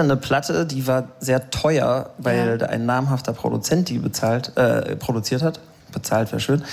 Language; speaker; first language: German; native; German